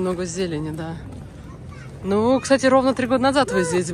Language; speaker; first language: Russian; native; Russian